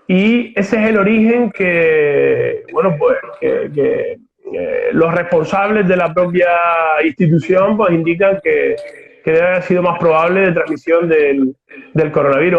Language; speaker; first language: Spanish; native; Spanish